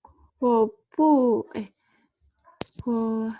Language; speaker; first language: Chinese; non-native, learner; Indonesian